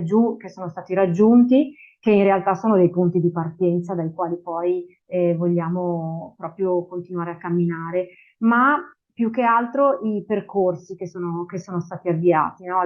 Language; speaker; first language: Italian; native; Italian